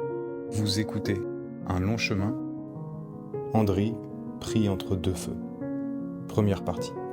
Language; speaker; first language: French; native; French